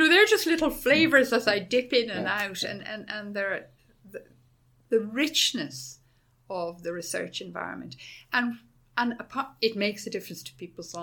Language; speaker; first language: English; native; English